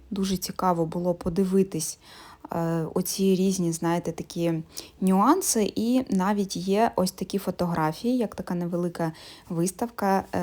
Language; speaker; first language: Ukrainian; non-native, local second language; Russian